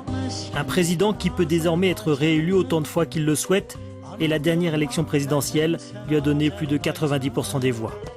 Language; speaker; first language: French; native; French